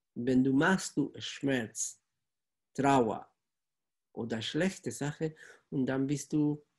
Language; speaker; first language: German; non-native, fluent; Spanish